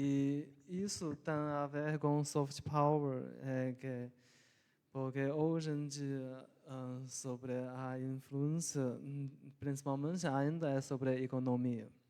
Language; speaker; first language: Portuguese; non-native, local second language; Chinese